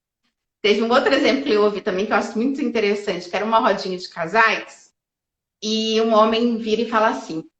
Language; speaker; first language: Portuguese; native; Portuguese